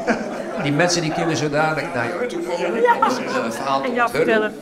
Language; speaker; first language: Dutch; native; Dutch